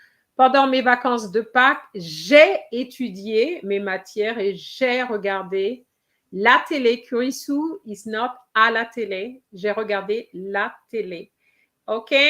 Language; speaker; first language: French; non-native, fluent; English